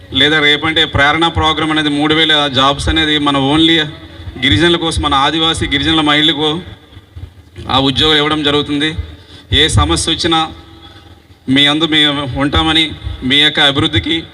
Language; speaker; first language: Telugu; native; Telugu